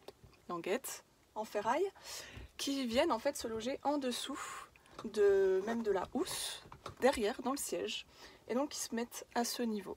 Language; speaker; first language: French; native; French